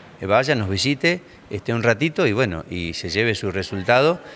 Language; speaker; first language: Spanish; native; Spanish